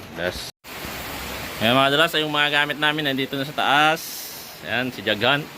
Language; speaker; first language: Filipino; non-native, local second language; Hiligaynon